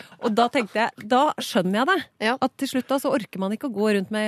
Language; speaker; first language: Norwegian; native; Norwegian